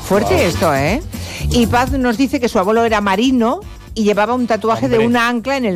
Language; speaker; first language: Spanish; native; Spanish